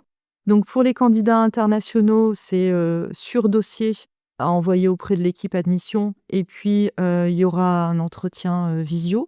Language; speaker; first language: French; native; French